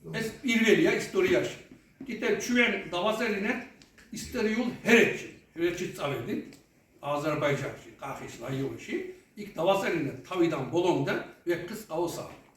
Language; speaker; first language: Georgian; non-native, fluent; Turkish